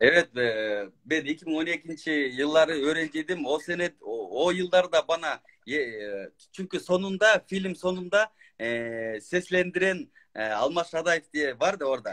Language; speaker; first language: Turkish; non-native, learner; Kyrgyz